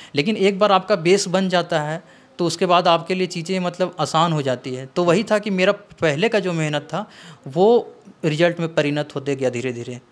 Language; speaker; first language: Hindi; native; Hindi